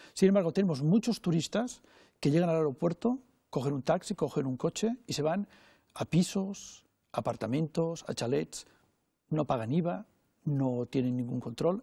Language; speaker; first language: Spanish; non-native, local second language; Catalan